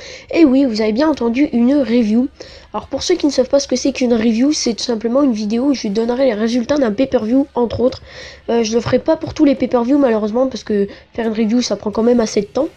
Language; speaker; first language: French; native; French